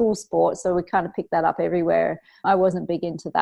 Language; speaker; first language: English; native; English